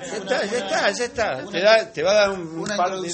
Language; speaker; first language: Spanish; native; Spanish